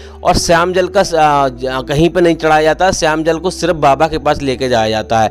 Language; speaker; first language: Hindi; native; Hindi